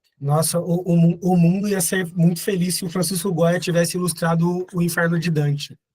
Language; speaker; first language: Portuguese; native; Portuguese